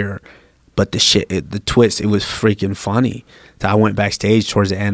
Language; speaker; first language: English; early bilingual, other home language; Yoruba